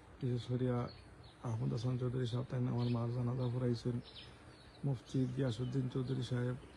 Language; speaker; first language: Bangla; native; Bangla